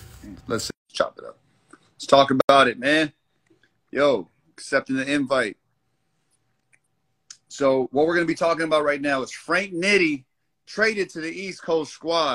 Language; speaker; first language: English; native; English